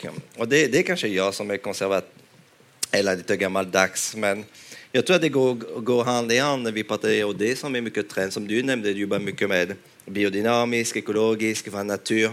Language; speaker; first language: Swedish; non-native, fluent; French